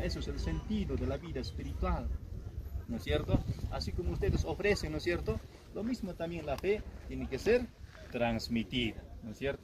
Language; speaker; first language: Spanish; native; Spanish